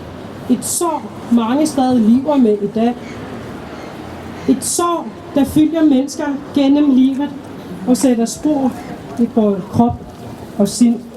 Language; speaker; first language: Danish; non-native, local second language; Kalaallisut